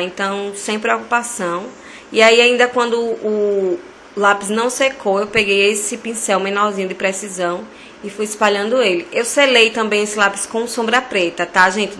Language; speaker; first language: Portuguese; native; Portuguese